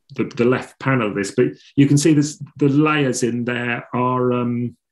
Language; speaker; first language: English; native; English